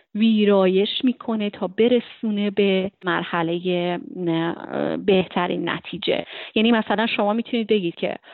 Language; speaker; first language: Persian; native; Persian